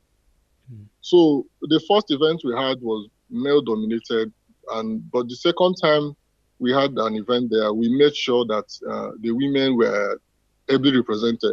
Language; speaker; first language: English; non-native, local second language; Igbo